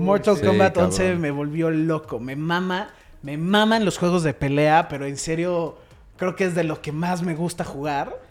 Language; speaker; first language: Spanish; native; Spanish